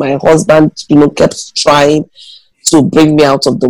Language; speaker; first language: English; non-native, local second language; Igbo